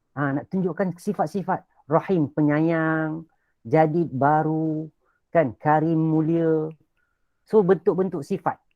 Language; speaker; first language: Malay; native; Malay